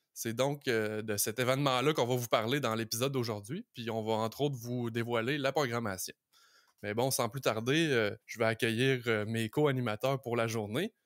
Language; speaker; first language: French; native; French